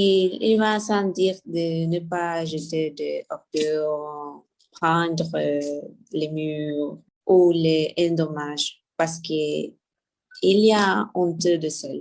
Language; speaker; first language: French; non-native, learner; Spanish